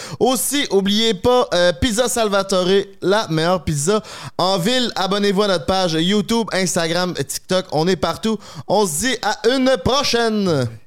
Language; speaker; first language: French; native; French